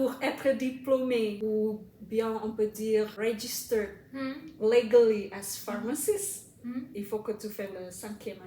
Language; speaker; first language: French; non-native, fluent; Indonesian